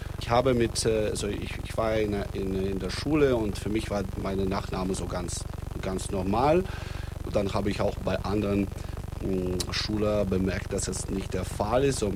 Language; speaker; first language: German; non-native, fluent; Russian